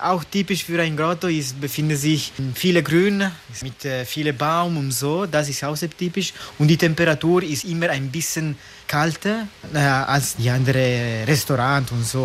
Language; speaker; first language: German; non-native, learner; Italian